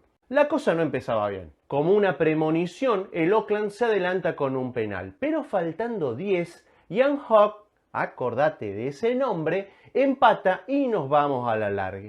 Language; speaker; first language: Spanish; native; Spanish